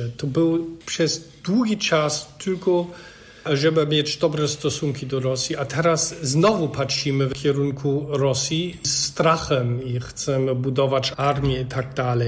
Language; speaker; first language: Polish; non-native, fluent; German